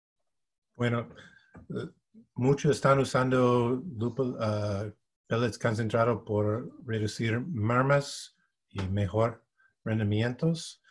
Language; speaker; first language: Spanish; non-native, fluent; English